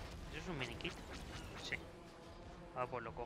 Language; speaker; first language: Spanish; native; Spanish